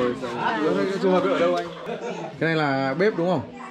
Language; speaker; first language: Vietnamese; native; Vietnamese